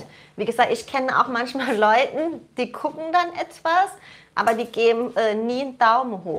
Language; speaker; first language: German; native; German